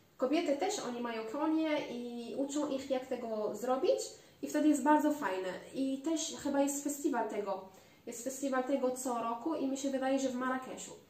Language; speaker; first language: Polish; non-native, learner; Arabic